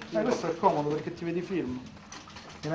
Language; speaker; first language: Italian; native; Italian